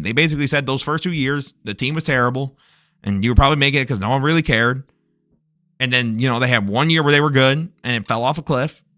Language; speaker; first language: English; native; English